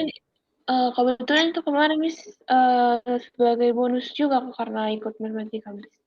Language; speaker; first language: Indonesian; native; Indonesian